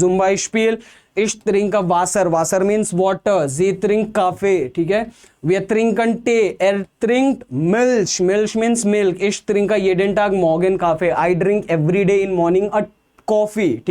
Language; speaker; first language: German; non-native, fluent; Hindi